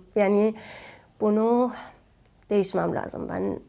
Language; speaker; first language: Turkish; non-native, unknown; Kurdish